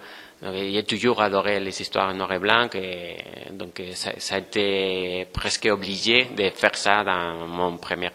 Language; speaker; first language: French; non-native, fluent; Spanish